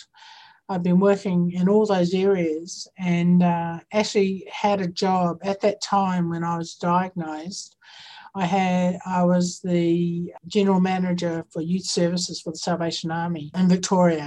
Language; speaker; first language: English; native; English